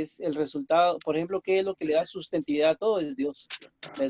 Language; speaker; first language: Spanish; native; Spanish